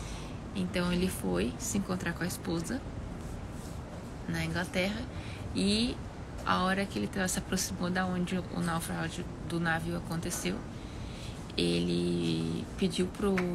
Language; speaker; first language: Portuguese; native; Portuguese